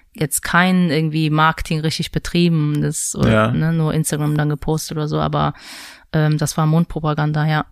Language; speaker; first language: German; native; German